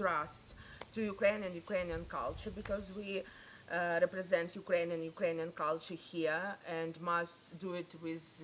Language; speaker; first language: English; non-native, learner; Ukrainian